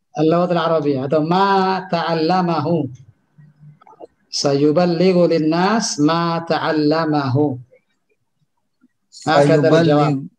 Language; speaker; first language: Arabic; non-native, fluent; Indonesian